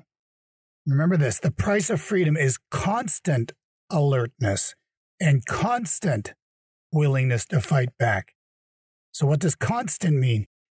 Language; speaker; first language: English; native; English